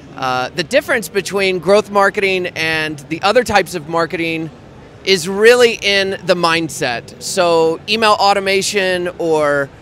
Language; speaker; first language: English; native; English